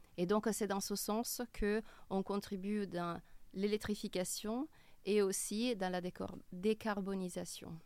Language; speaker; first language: French; non-native, fluent; Italian